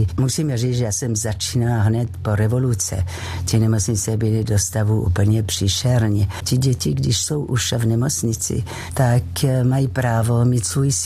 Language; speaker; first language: Czech; non-native, fluent; French